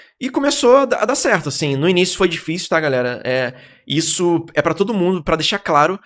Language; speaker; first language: Portuguese; native; Portuguese